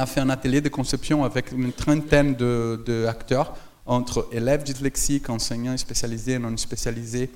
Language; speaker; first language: French; non-native, fluent; Portuguese